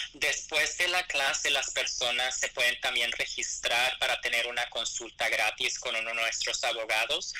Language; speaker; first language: Spanish; early bilingual, other home language; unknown